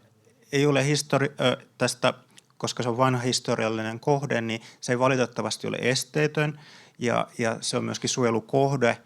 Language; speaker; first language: Finnish; native; Finnish